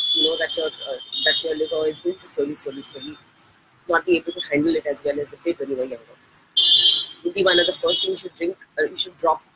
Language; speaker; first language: English; non-native, local second language; Hindi